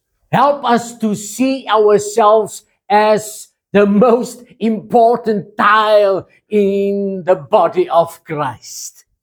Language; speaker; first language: English; non-native, local second language; Afrikaans